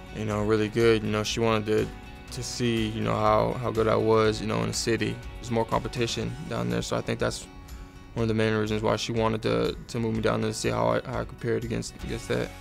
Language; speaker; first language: English; native; English